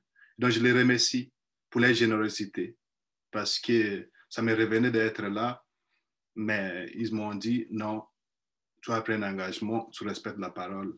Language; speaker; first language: French; non-native, fluent; Igbo